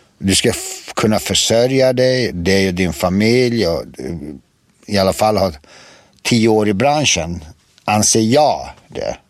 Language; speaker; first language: Swedish; early bilingual, other home language; Serbian